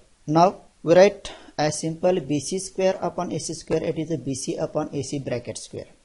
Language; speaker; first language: English; non-native, local second language; Marathi